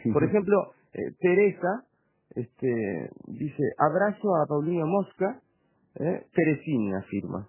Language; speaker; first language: Spanish; native; Spanish